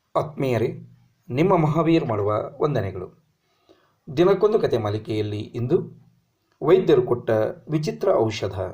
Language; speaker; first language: Kannada; native; Kannada